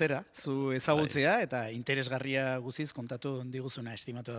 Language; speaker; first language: Basque; native; Basque